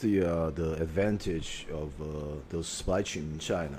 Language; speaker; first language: English; non-native, fluent; Chinese